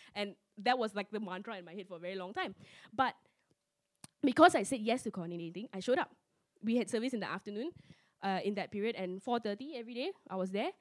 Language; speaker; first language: English; non-native, local second language; Min Nan Chinese